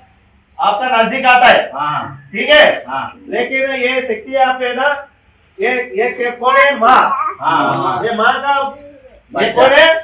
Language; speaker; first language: Hindi; non-native, local second language; Telugu